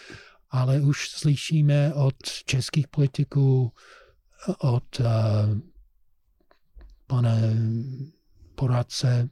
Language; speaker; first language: Czech; non-native, fluent; English